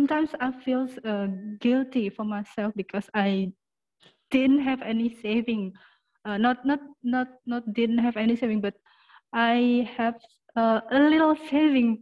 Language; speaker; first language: English; non-native, learner; Indonesian